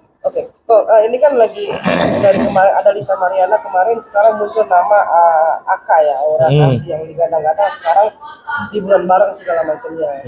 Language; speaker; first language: Indonesian; native; Indonesian